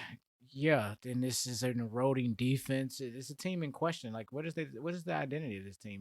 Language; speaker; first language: English; native; English